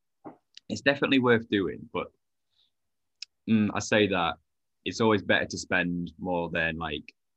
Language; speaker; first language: English; native; English